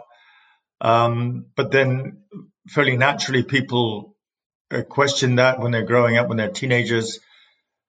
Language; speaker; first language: English; native; English